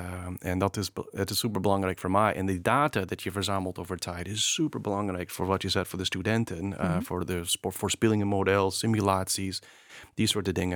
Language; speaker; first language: Dutch; non-native, fluent; English